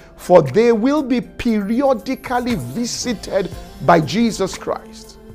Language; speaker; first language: English; non-native, local second language; Yoruba